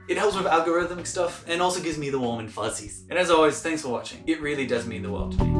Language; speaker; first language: English; native; English